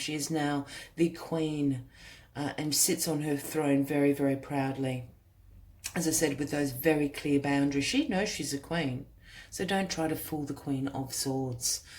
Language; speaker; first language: English; native; English